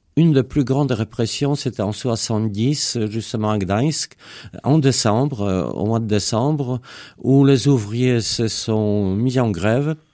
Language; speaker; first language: French; non-native, fluent; Polish